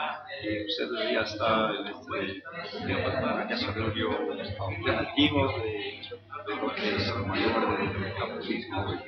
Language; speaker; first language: Spanish; non-native, fluent; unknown